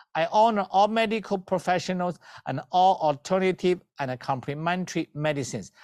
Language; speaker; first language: English; non-native, learner; Chinese